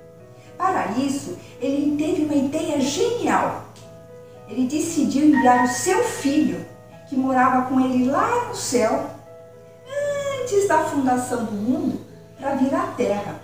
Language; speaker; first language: Portuguese; native; Portuguese